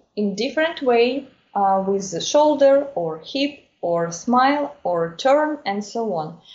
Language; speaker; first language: English; non-native, fluent; Ukrainian